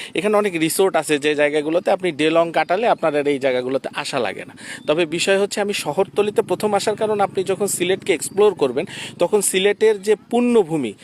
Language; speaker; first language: Bangla; native; Bangla